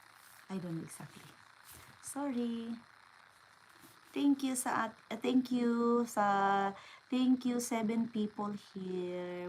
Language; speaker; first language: English; non-native, local second language; Filipino